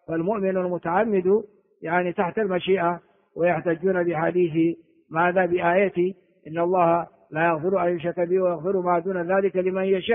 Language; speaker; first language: Arabic; non-native, fluent; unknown